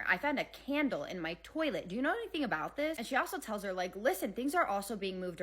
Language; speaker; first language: English; native; English